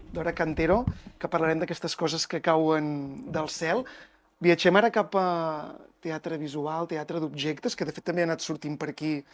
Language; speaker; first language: Catalan; native; Catalan